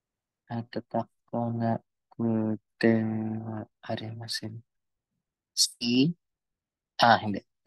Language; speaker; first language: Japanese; non-native, learner; Filipino